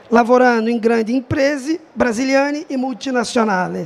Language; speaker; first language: Italian; non-native, fluent; Portuguese